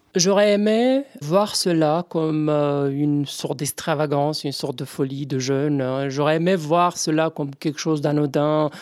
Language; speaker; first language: French; non-native, fluent; Romanian